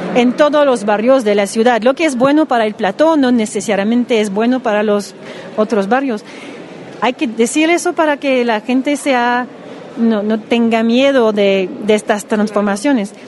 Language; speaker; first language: Spanish; non-native, fluent; English